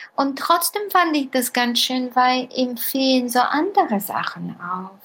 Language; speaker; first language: German; non-native, fluent; Bulgarian